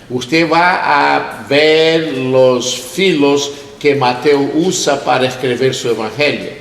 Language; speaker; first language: Spanish; non-native, learner; English